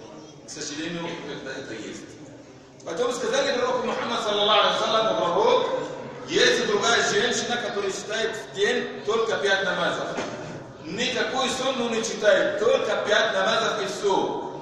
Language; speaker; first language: Russian; non-native, fluent; Arabic